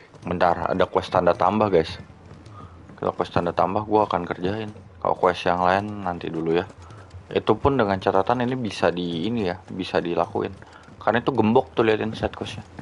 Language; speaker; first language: Indonesian; native; Indonesian